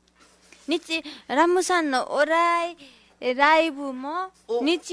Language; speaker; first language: Japanese; non-native, learner; Nepali